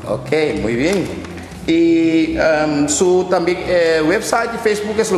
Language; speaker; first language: Spanish; non-native, learner; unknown